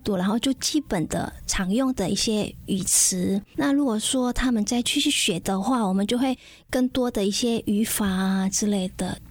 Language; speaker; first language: Chinese; non-native, fluent; Indonesian